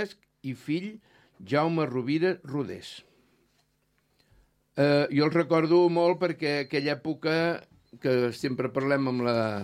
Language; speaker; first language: Catalan; native; Catalan